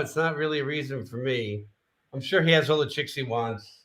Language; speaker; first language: English; native; English